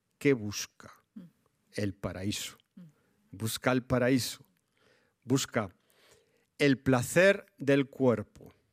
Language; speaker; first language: Spanish; native; Spanish